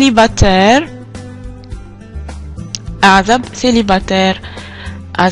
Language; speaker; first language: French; non-native, fluent; Arabic